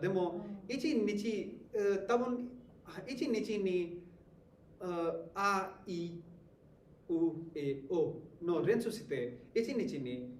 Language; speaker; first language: Japanese; non-native, learner; Hindi